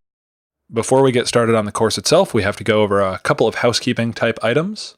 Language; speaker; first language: English; native; English